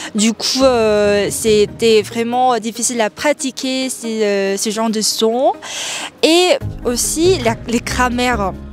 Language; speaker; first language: French; non-native, fluent; Korean